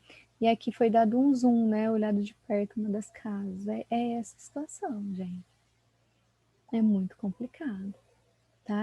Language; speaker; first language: Portuguese; native; Portuguese